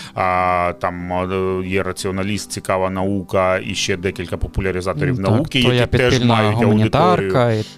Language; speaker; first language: Ukrainian; non-native, local second language; Russian